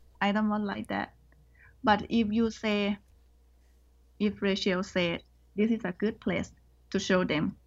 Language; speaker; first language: English; non-native, learner; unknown